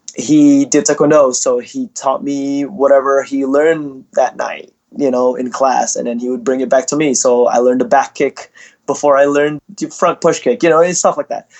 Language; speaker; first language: English; early bilingual, other home language; Indonesian